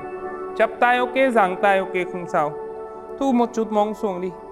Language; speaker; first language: Vietnamese; non-native, learner; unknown